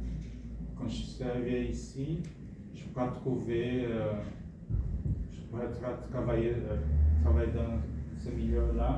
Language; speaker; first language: French; non-native, fluent; Portuguese